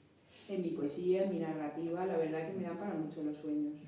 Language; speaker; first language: Spanish; native; Spanish